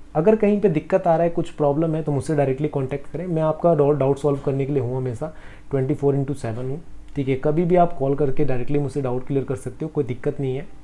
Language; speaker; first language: Hindi; native; Hindi